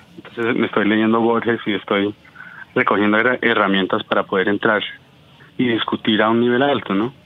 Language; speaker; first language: Spanish; early bilingual, heritage; Spanish